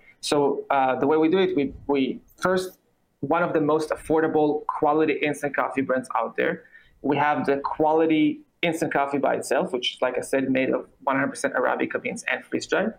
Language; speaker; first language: English; non-native, fluent; Hebrew